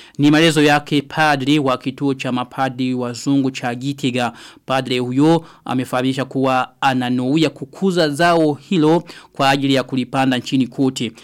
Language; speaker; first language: Swahili; non-native, local second language; Rundi